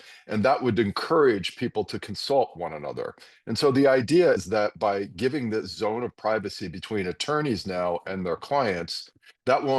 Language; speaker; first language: English; native; English